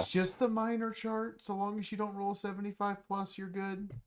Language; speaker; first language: English; native; English